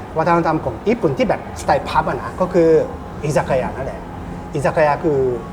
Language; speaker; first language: Thai; non-native, fluent; Japanese